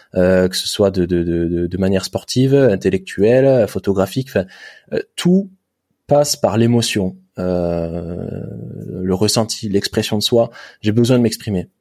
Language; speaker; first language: French; native; French